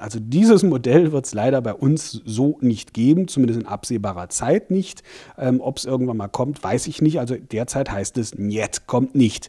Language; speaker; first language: German; native; German